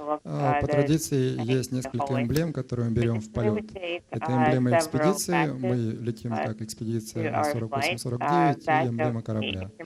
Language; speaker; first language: Russian; native; Russian